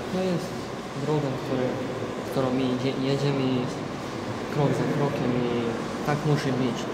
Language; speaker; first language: Polish; non-native, learner; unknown